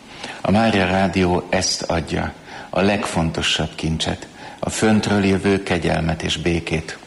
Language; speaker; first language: Hungarian; native; Hungarian